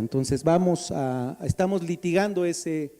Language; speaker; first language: Spanish; native; Spanish